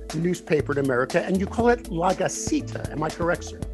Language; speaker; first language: English; native; English